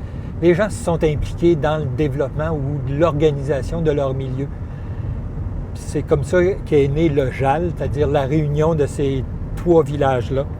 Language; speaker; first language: French; native; French